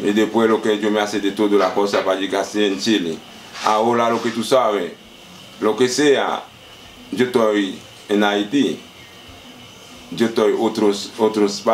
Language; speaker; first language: Spanish; non-native, learner; Haitian Creole